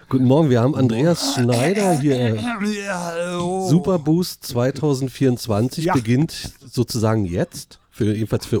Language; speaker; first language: German; native; German